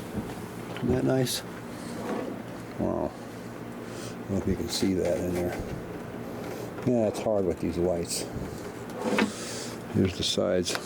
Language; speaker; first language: English; native; English